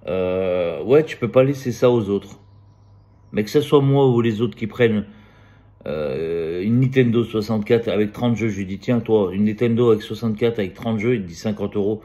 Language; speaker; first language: French; native; French